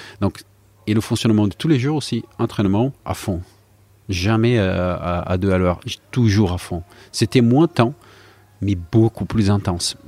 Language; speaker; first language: French; non-native, fluent; Portuguese